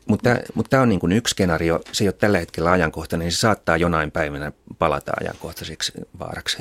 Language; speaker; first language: Finnish; native; Finnish